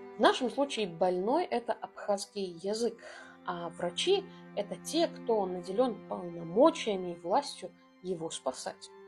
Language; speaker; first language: Russian; non-native, local second language; Abkhazian